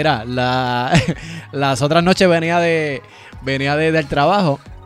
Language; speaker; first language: Spanish; native; Spanish